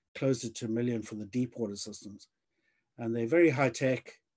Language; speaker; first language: English; native; English